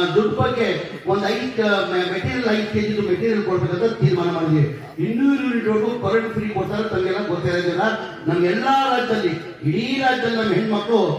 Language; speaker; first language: Kannada; non-native, local second language; Urdu